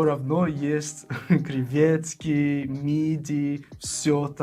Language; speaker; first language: Russian; non-native, fluent; English